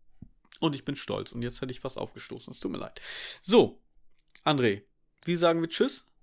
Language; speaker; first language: German; native; German